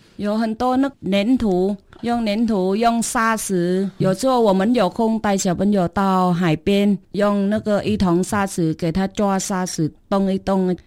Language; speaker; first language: Chinese; non-native, learner; Vietnamese